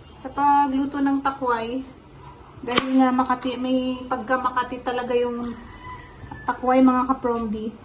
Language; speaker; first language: Filipino; non-native, local second language; Cebuano